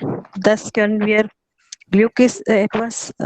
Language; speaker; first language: German; non-native, learner; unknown